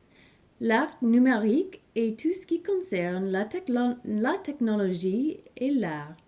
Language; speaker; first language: French; non-native, learner; English